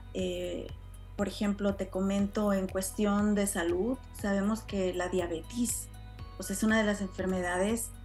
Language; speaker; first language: Spanish; native; Spanish